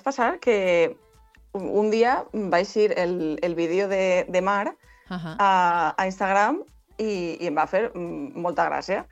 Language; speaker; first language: Catalan; non-native, local second language; Spanish